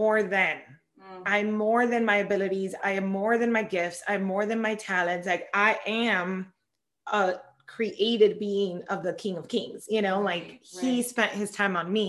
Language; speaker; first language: English; non-native, fluent; Spanish